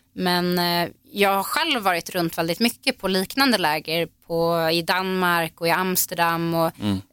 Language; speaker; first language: Swedish; native; Swedish